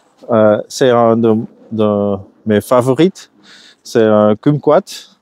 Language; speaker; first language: French; non-native, local second language; Dutch